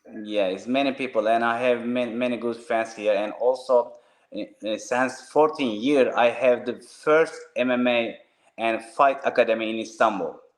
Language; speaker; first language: English; non-native, learner; Turkish